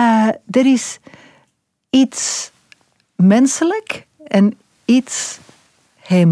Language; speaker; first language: Dutch; non-native, fluent; French